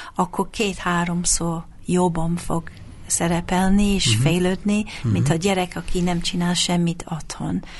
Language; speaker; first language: Hungarian; non-native, fluent; English